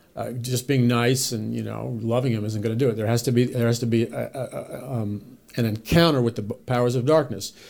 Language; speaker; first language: English; native; English